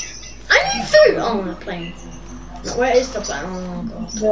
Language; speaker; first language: English; native; English